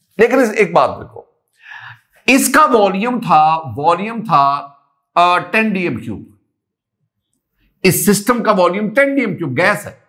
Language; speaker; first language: Urdu; non-native, local second language; Punjabi